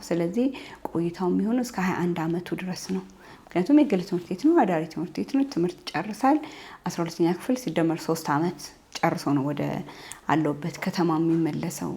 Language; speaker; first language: Amharic; native; Amharic